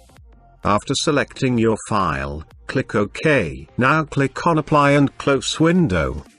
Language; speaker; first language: English; non-native, fluent; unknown